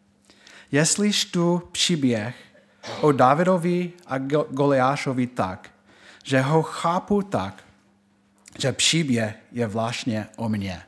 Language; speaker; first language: Czech; non-native, fluent; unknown